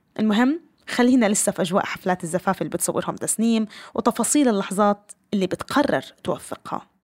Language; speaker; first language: Arabic; native; Arabic